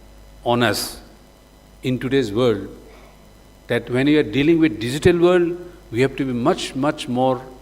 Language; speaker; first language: English; non-native, local second language; Manipuri